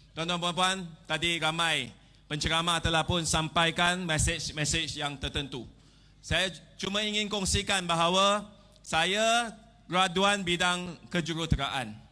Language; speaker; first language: Malay; non-native, local second language; Chinese